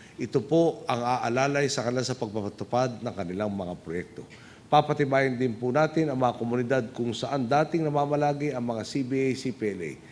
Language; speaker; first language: Filipino; native; Filipino